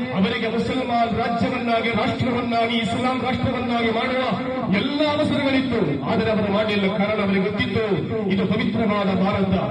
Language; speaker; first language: Kannada; non-native, local second language; Malayalam